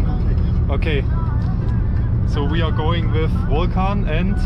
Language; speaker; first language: English; non-native, fluent; German